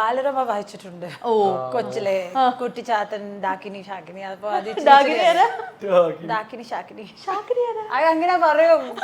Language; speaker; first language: Malayalam; non-native, local second language; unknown